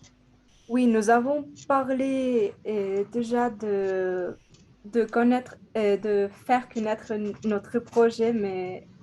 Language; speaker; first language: French; non-native, learner; Spanish